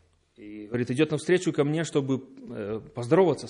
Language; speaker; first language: Polish; non-native, learner; Russian